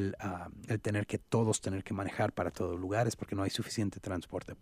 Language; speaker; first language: Spanish; native; Spanish